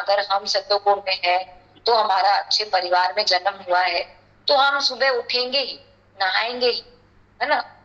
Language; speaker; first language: Hindi; native; Hindi